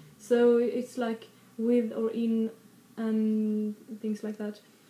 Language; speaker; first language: English; non-native, fluent; Swedish